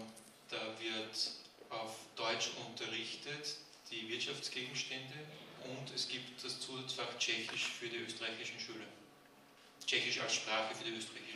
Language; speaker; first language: German; native; German